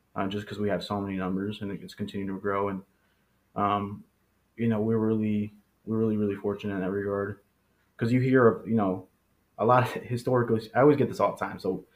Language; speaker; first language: English; early bilingual, other home language; Spanish